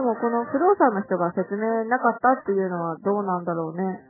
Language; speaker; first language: Japanese; native; Japanese